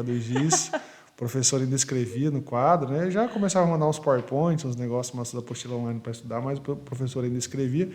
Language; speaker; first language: Portuguese; native; Portuguese